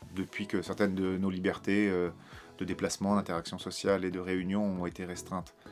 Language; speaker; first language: French; native; French